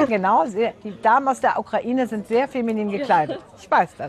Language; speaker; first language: German; native; German